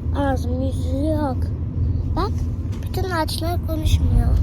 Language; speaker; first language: Turkish; early bilingual, heritage; Turkish